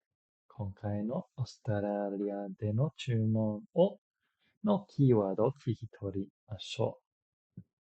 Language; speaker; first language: Japanese; non-native, fluent; English